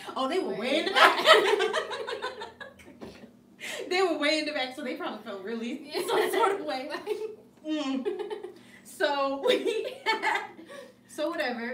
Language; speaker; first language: English; native; English